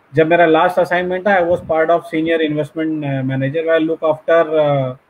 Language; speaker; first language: Hindi; native; Hindi